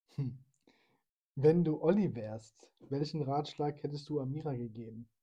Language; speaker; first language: German; early bilingual, other home language; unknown